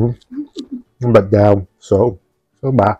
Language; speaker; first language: Vietnamese; non-native, learner; Italian